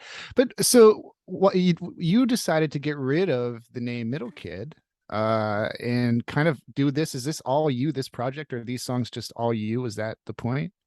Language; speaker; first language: English; native; English